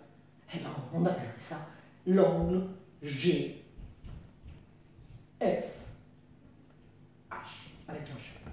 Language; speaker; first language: French; native; French